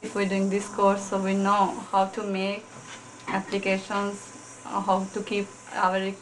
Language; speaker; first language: English; non-native, learner; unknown